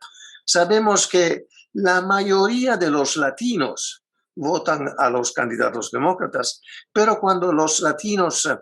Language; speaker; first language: Spanish; non-native, fluent; Italian